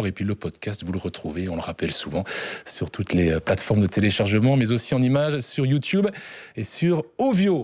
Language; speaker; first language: French; native; French